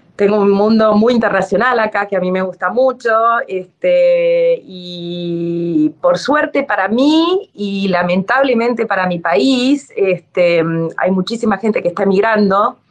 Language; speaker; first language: Spanish; native; Spanish